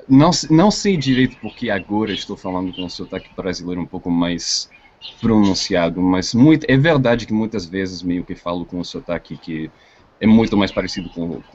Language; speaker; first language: Portuguese; non-native, fluent; English